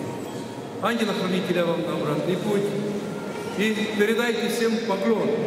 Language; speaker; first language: Russian; non-native, local second language; Ukrainian